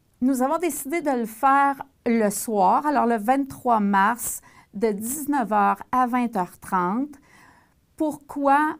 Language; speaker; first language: French; native; French